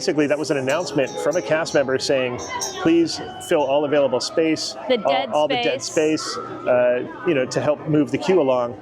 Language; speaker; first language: English; native; English